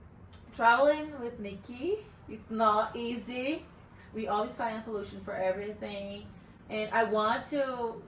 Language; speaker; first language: English; non-native, learner; Portuguese